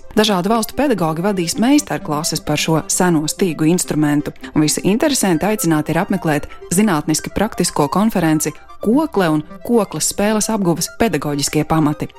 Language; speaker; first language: Latvian; native; Latvian